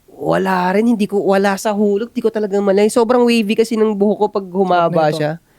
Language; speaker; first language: Filipino; native; Filipino